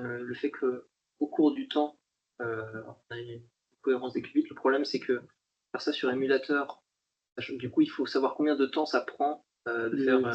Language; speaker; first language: French; native; French